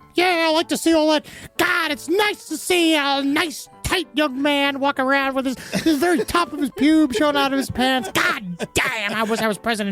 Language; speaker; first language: English; native; English